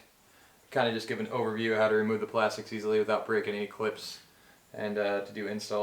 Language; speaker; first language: English; native; English